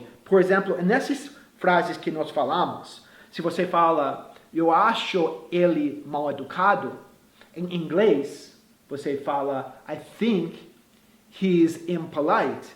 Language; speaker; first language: Portuguese; non-native, fluent; English